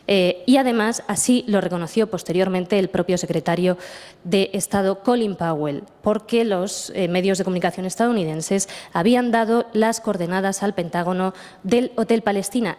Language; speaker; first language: Spanish; native; Spanish